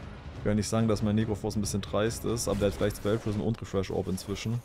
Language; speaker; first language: German; native; German